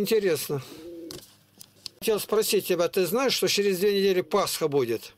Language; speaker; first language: Russian; native; Russian